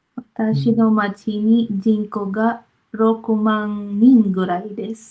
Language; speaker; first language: Japanese; non-native, learner; Filipino